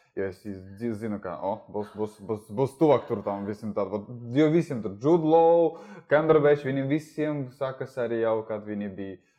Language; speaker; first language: Latvian; non-native, local second language; Russian